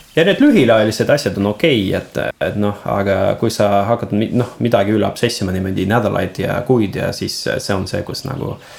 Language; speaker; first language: Estonian; non-native, local second language; Russian